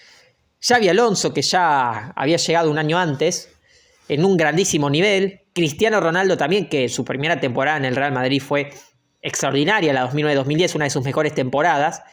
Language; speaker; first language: Spanish; native; Spanish